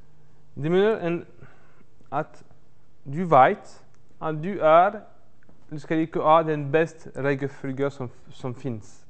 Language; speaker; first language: Norwegian; non-native, learner; French